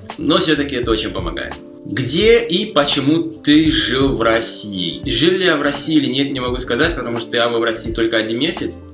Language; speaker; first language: Russian; non-native, fluent; Slovak